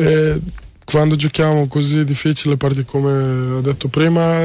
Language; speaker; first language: Italian; non-native, learner; Serbian